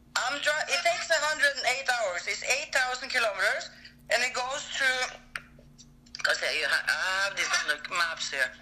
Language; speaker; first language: English; non-native, fluent; Norwegian